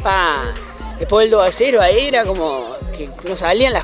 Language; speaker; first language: Spanish; native; Spanish